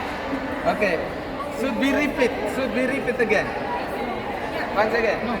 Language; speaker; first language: English; non-native, learner; Indonesian